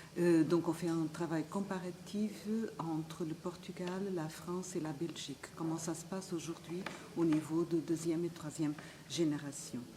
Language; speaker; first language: French; non-native, fluent; Portuguese